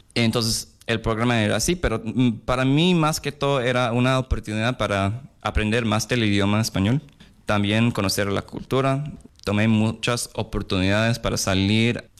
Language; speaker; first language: Spanish; non-native, fluent; English